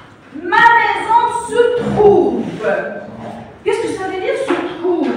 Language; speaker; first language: French; non-native, local second language; Arabic